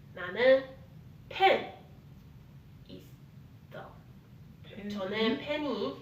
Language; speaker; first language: Korean; non-native, learner; English